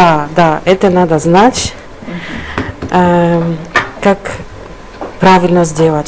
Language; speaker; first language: Russian; non-native, fluent; Polish